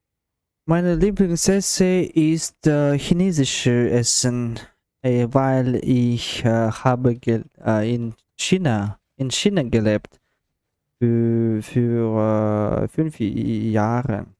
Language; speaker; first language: German; non-native, learner; Russian